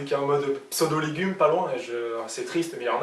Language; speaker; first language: French; native; French